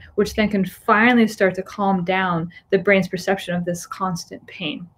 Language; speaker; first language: English; native; English